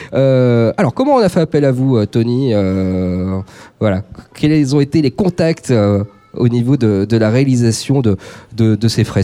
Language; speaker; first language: French; native; French